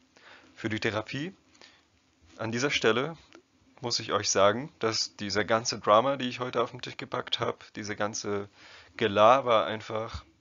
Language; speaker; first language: German; non-native, fluent; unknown